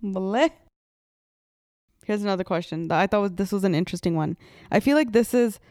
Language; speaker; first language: Punjabi; early bilingual, heritage; Punjabi